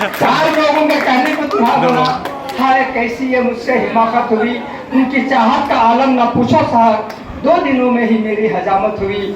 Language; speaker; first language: Hindi; non-native, local second language; Urdu